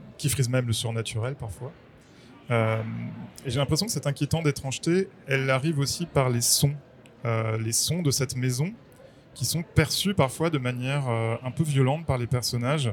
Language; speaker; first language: French; native; French